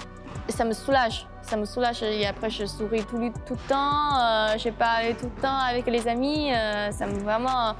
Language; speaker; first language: French; non-native, learner; Chinese